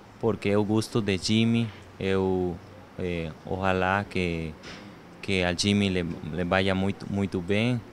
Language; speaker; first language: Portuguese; non-native, learner; Spanish